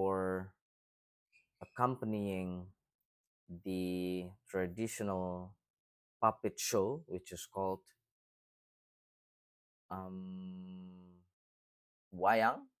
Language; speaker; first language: English; non-native, fluent; Indonesian